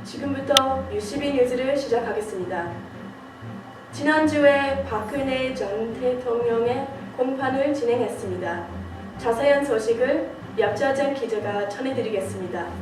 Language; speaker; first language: Korean; early bilingual, heritage; Korean